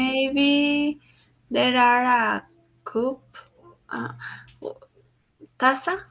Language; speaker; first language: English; non-native, learner; Spanish